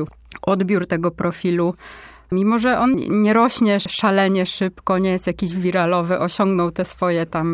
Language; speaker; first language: Polish; native; Polish